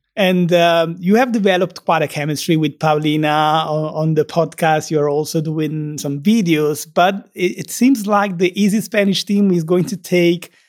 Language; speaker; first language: English; non-native, fluent; Italian